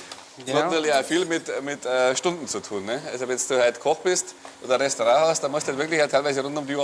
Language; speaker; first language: German; native; German